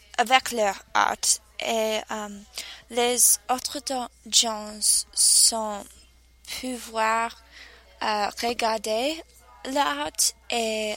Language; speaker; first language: French; non-native, learner; English